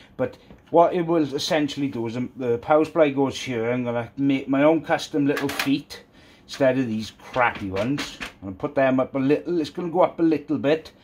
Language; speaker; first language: English; native; English